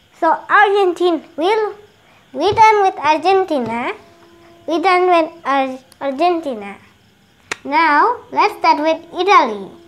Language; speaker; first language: English; non-native, local second language; Bangla